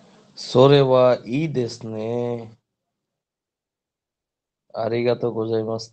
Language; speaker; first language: Japanese; non-native, learner; Bangla